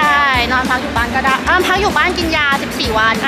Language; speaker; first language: Thai; native; Thai